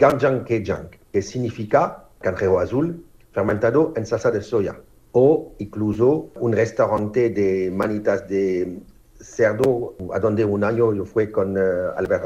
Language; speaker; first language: Spanish; non-native, learner; French